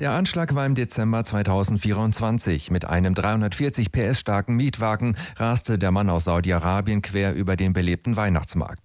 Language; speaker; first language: German; native; German